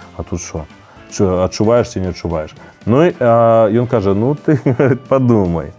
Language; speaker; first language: Belarusian; non-native, local second language; Russian